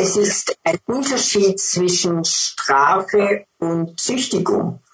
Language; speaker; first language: German; non-native, fluent; English